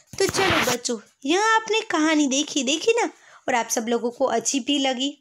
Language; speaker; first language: Hindi; non-native, local second language; Gujarati